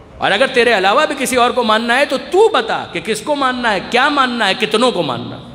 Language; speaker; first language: Urdu; non-native, local second language; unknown